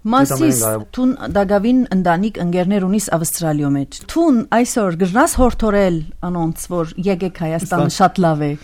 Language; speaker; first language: Armenian; native; Armenian